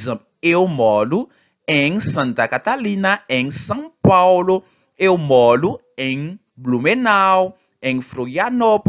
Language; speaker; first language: Portuguese; non-native, fluent; Haitian Creole